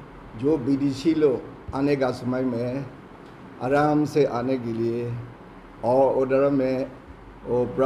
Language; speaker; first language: Hindi; non-native, learner; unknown